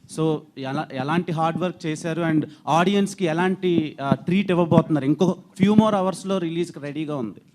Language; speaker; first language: Telugu; native; Telugu